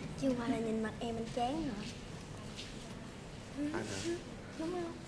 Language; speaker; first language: Vietnamese; native; Vietnamese